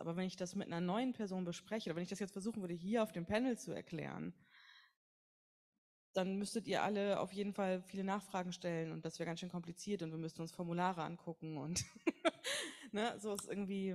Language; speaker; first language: German; native; German